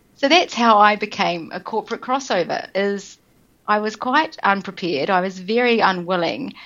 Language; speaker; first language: English; native; English